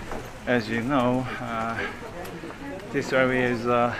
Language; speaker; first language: English; non-native, fluent; Korean